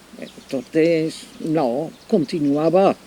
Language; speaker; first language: Spanish; non-native, fluent; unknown